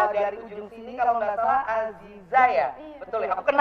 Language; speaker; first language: Indonesian; native; Indonesian